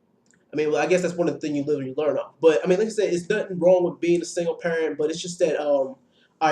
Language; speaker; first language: English; native; English